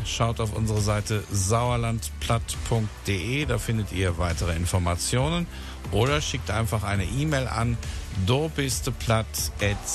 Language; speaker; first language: German; native; German